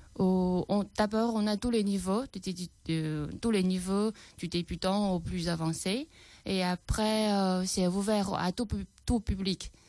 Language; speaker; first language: French; non-native, fluent; Chinese